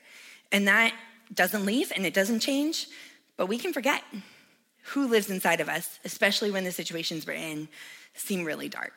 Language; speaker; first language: English; native; English